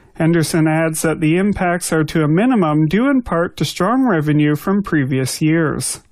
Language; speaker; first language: English; native; English